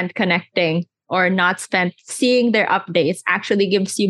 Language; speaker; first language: English; non-native, local second language; Filipino